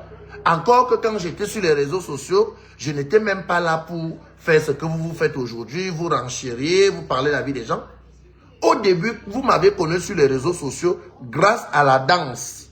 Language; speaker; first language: French; non-native, local second language; Lingala